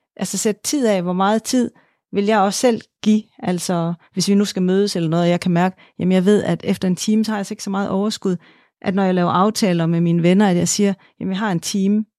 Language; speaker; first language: Danish; native; Danish